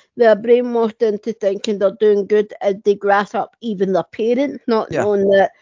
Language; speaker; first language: English; native; English